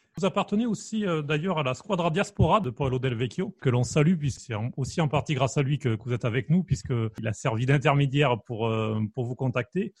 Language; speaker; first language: French; native; French